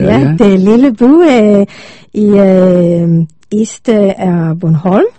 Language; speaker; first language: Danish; non-native, learner; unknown